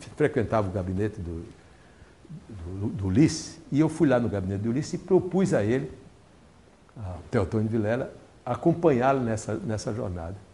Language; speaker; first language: Portuguese; native; Portuguese